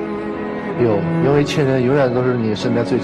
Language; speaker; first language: Chinese; native; Chinese